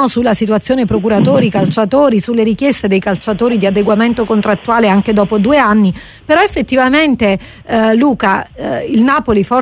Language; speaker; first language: Italian; native; Italian